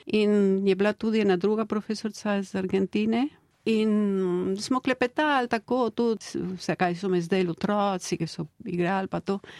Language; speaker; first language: Slovenian; early bilingual, heritage; Slovenian